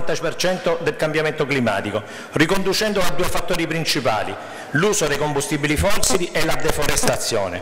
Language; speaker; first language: Italian; native; Italian